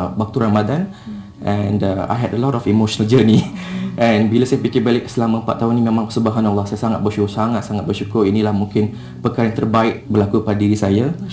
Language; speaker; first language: Malay; non-native, local second language; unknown